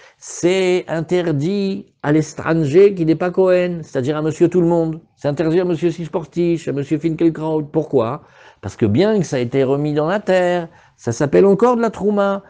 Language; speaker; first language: French; native; French